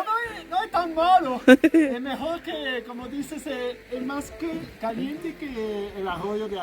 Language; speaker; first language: Spanish; non-native, learner; French